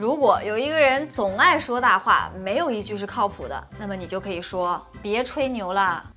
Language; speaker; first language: Chinese; native; Chinese